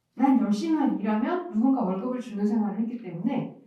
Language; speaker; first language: Korean; native; Korean